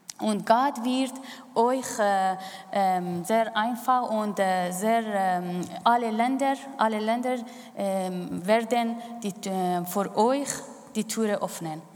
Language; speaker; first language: German; non-native, learner; Kurdish